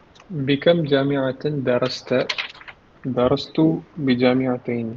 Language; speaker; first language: Arabic; non-native, learner; Tamil